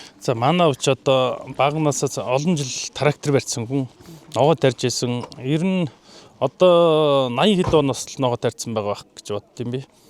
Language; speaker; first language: Mongolian; non-native, local second language; Kazakh